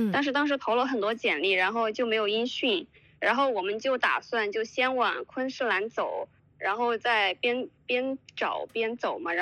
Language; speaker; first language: Chinese; native; Chinese